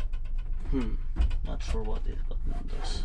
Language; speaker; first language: English; non-native, fluent; French